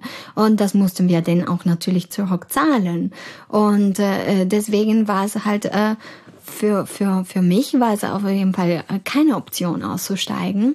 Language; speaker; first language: German; early bilingual, heritage; German